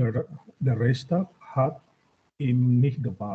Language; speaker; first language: German; non-native, learner; Indonesian